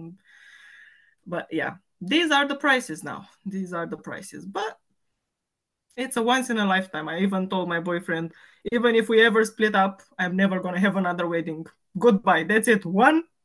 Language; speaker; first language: English; non-native, fluent; Romanian